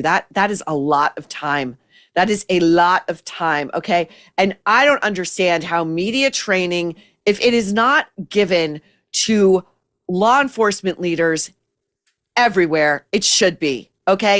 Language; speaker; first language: English; native; English